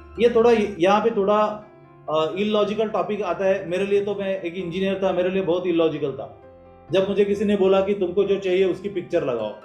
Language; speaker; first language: Hindi; non-native, local second language; Marathi